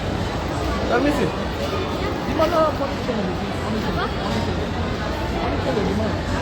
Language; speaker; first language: Indonesian; non-native, learner; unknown